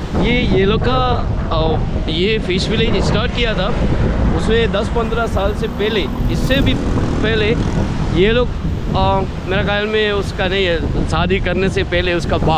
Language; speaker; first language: Hindi; non-native, local second language; Sinhala